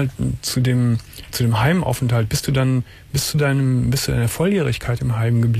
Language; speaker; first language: German; native; German